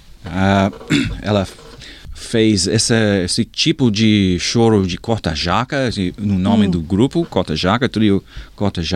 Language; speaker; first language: Portuguese; non-native, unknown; English